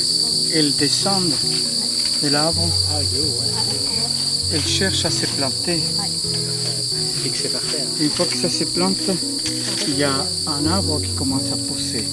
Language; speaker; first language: French; non-native, fluent; Spanish